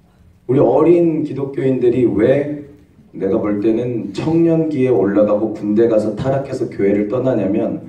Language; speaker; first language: Korean; native; Korean